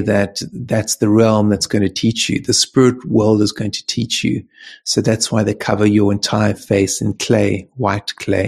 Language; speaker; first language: English; native; English